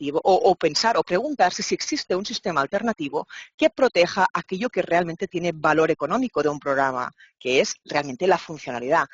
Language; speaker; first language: Spanish; native; Spanish